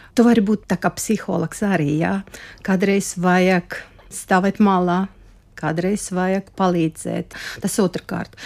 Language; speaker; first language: Latvian; non-native, local second language; Russian